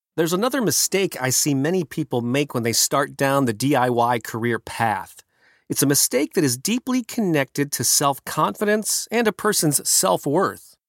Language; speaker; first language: English; native; English